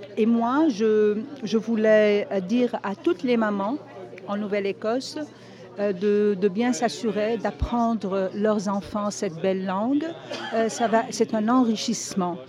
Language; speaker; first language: French; non-native, local second language; Arabic